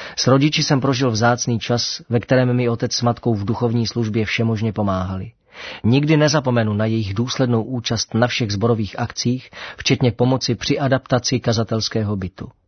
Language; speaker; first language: Czech; native; Czech